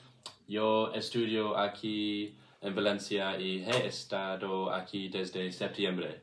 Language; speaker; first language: Spanish; non-native, learner; English